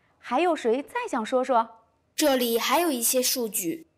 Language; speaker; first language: Chinese; native; Chinese